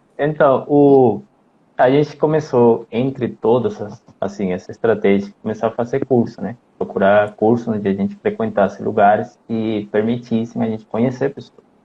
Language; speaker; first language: Portuguese; non-native, fluent; Spanish